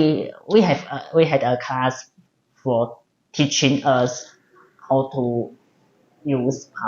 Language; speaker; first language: English; non-native, learner; Chinese